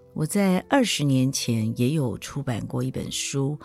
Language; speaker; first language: Chinese; native; Chinese